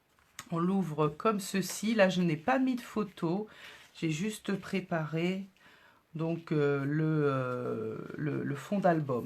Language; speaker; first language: French; native; French